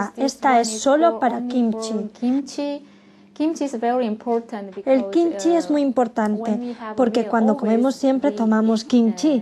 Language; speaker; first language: Spanish; non-native, fluent; Korean